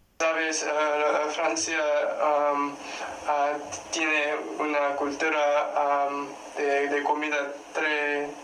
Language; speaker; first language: Spanish; non-native, learner; English